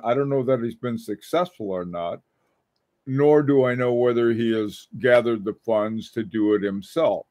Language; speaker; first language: English; native; English